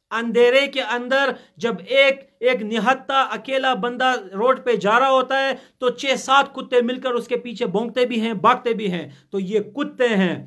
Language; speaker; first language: Urdu; non-native, fluent; Pashto